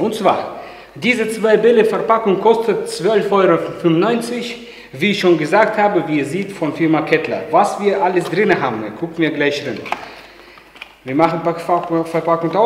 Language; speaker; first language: German; non-native, fluent; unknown